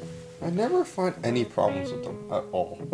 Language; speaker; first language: English; native; English